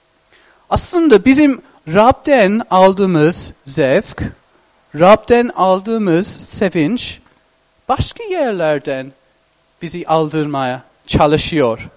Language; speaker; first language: Turkish; non-native, fluent; English